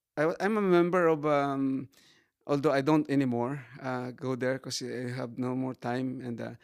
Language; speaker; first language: English; non-native, local second language; Hiligaynon